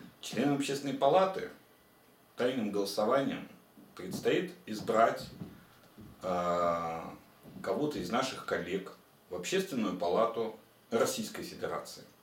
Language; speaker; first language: Russian; native; Russian